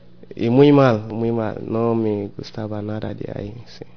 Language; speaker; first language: Spanish; non-native, learner; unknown